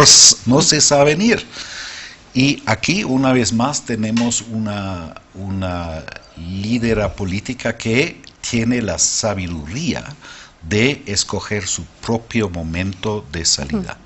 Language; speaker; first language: Spanish; non-native, fluent; German